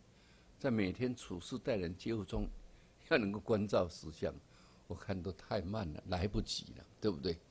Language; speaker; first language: Chinese; native; Chinese